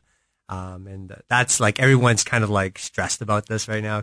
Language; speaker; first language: English; native; English